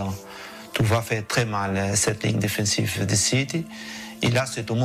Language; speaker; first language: French; non-native, learner; Portuguese